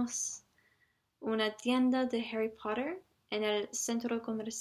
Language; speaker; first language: Spanish; non-native, learner; English